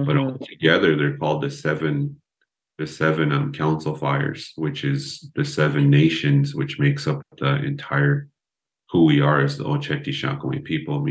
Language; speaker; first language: English; early bilingual, other home language; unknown